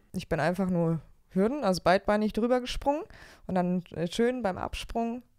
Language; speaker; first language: German; native; German